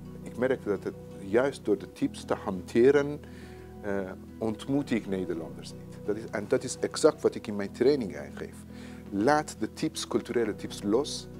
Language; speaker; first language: Dutch; non-native, fluent; Persian